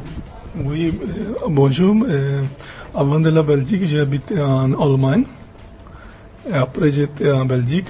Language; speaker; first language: French; non-native, fluent; Punjabi